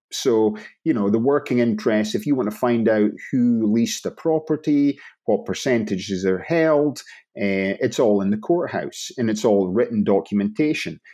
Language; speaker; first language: English; native; English